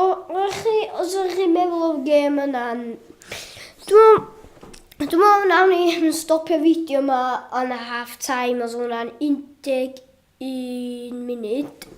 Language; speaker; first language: Welsh; native; Welsh